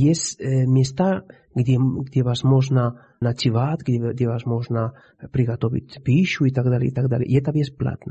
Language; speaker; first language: Russian; non-native, fluent; Spanish